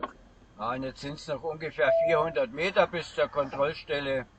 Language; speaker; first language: German; native; German